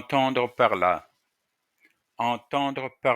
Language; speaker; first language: French; non-native, fluent; Russian